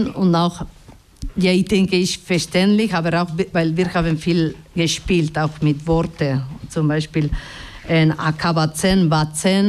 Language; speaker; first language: German; non-native, learner; Basque